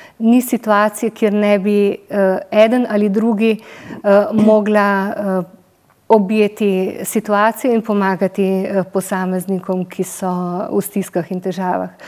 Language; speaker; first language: Slovenian; native; Slovenian